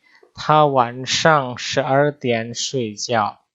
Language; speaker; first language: Chinese; non-native, fluent; Indonesian